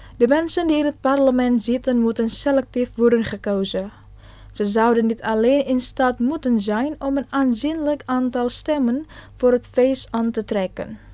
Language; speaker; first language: Dutch; non-native, fluent; Indonesian